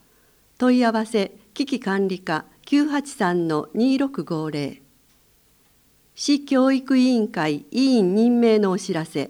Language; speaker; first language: Japanese; native; Japanese